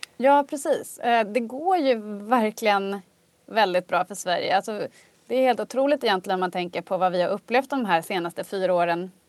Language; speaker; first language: Swedish; native; Swedish